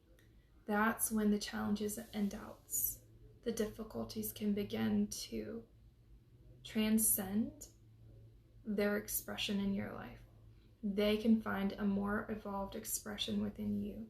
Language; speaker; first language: English; native; English